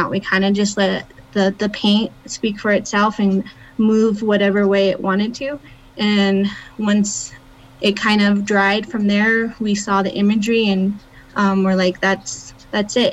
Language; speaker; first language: English; native; English